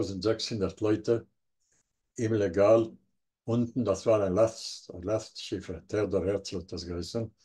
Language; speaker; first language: German; non-native, learner; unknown